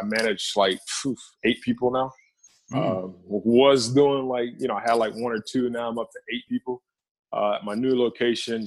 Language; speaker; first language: English; native; English